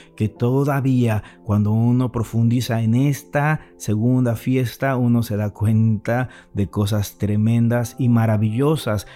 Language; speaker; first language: Spanish; native; Spanish